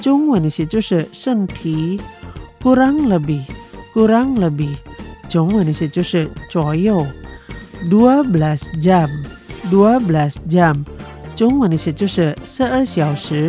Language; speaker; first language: Chinese; non-native, fluent; Indonesian